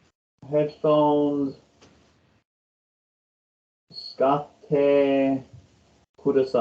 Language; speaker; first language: Japanese; non-native, learner; English